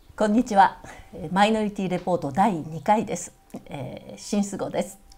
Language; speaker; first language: Japanese; native; Japanese